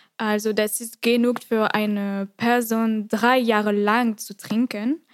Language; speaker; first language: German; non-native, fluent; French